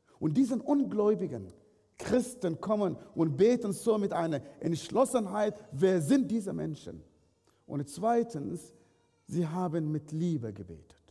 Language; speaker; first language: German; non-native, fluent; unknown